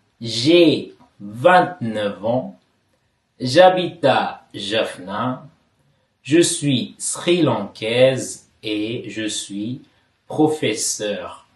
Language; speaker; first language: French; non-native, fluent; Tamil